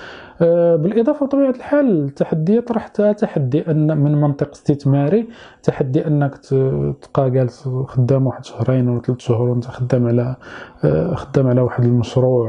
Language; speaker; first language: Arabic; native; Arabic